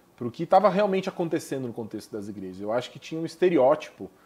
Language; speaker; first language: Portuguese; native; Portuguese